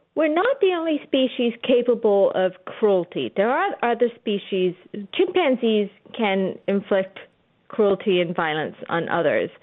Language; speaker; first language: English; early bilingual, other home language; Urdu